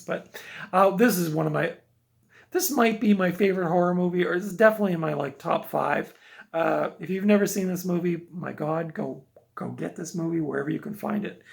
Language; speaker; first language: English; native; English